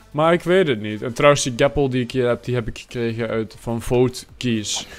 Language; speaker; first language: Dutch; native; Dutch